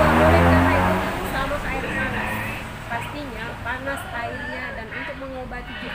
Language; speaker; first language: Indonesian; non-native, local second language; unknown